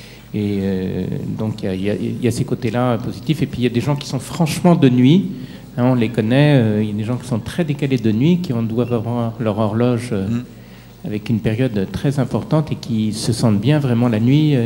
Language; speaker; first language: French; native; French